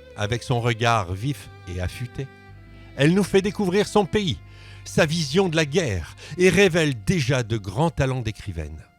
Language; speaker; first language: French; native; French